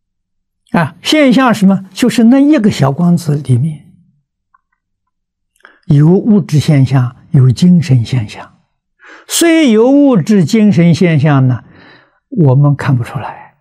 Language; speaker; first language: Chinese; native; Chinese